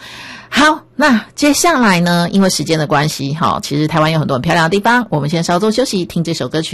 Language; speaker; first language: Chinese; native; Chinese